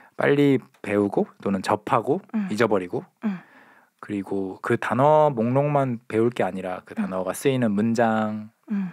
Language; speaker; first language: Korean; native; Korean